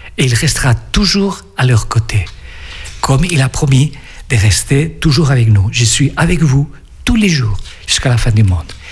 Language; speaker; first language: French; non-native, fluent; Spanish